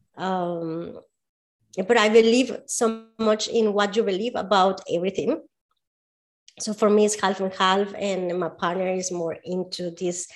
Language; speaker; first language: English; non-native, fluent; Spanish